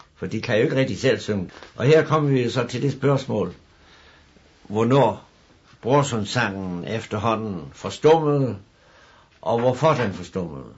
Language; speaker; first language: Danish; native; Danish